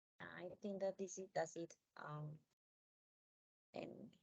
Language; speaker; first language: English; non-native, learner; Spanish